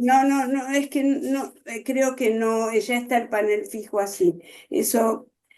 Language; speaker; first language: Spanish; native; Spanish